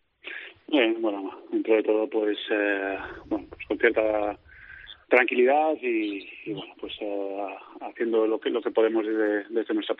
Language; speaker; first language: Spanish; native; Spanish